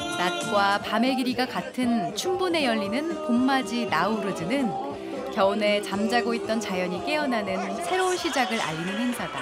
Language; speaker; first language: Korean; native; Korean